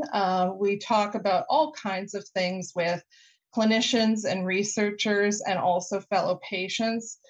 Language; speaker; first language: English; native; English